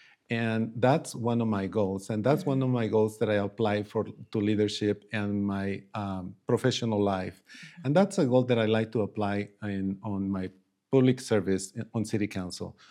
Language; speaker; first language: English; non-native, fluent; Spanish